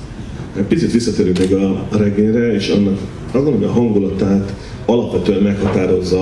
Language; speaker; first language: Hungarian; native; Hungarian